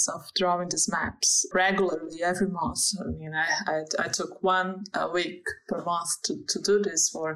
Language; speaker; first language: English; non-native, fluent; Portuguese